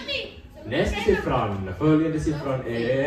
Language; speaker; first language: Swedish; non-native, local second language; Finnish